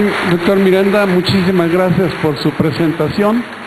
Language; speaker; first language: Spanish; native; Spanish